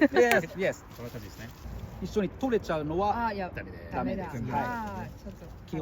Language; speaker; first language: Japanese; native; Japanese